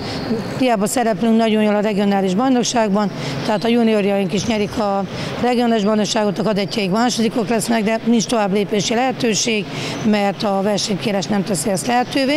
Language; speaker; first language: Hungarian; native; Hungarian